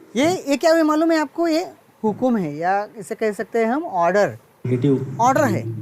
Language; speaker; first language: Hindi; non-native, local second language; Marathi